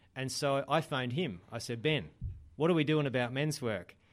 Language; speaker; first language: English; native; English